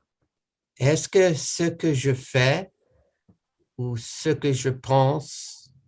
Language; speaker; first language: French; non-native, local second language; English